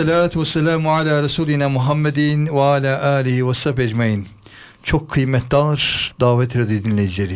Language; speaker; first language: Turkish; native; Turkish